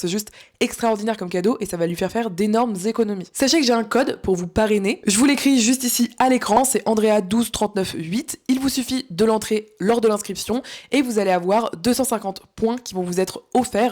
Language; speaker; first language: French; native; French